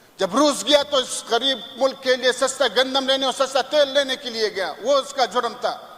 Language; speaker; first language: Urdu; non-native, local second language; Pashto